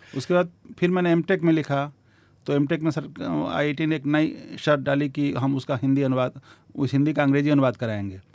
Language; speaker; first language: Hindi; native; Hindi